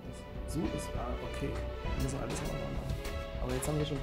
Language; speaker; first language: German; native; German